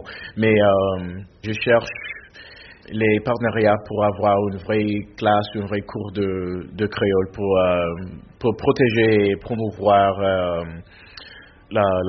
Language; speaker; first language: French; non-native, fluent; English